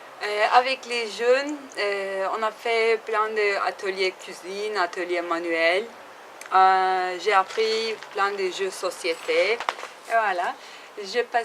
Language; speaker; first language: French; non-native, learner; Turkish